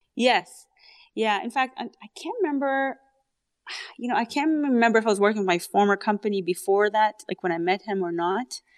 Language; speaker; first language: English; native; English